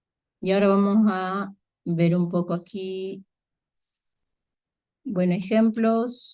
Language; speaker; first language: Spanish; native; Spanish